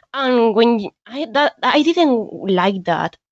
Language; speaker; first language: English; non-native, learner; Spanish